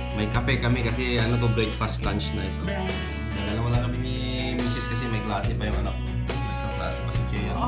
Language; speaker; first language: Filipino; non-native, local second language; Iloko